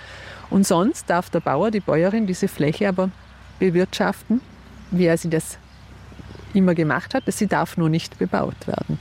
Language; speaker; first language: German; native; German